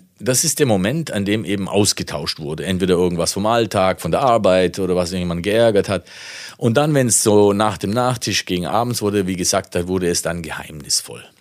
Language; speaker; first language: German; non-native, fluent; Italian